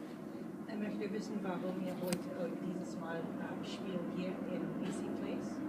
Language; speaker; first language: German; non-native, learner; English